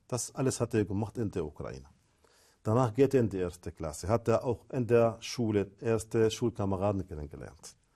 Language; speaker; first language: German; non-native, fluent; Arabic